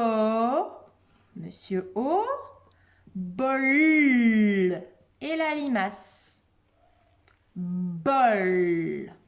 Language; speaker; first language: French; native; French